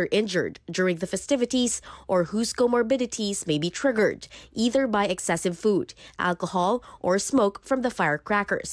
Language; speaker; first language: English; non-native, local second language; Filipino